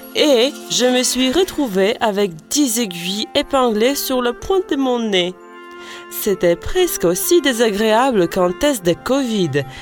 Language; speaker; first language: French; non-native, fluent; Latvian